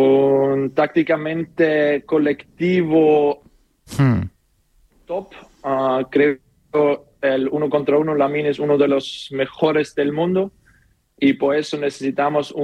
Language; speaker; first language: Spanish; non-native, learner; German